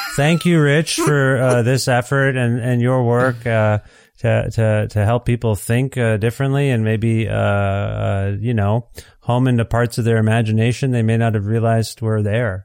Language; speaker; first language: English; native; English